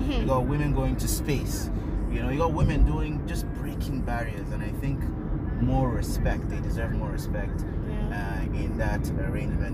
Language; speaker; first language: English; non-native, local second language; Hausa